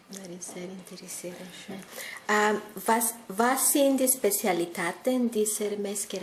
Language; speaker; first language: German; non-native, learner; Spanish